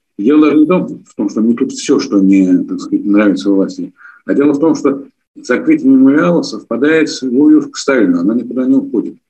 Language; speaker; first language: Russian; native; Russian